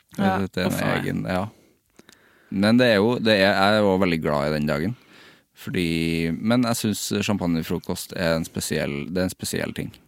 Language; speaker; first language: Norwegian; native; Norwegian